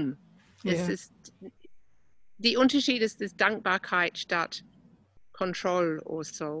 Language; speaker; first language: German; non-native, fluent; English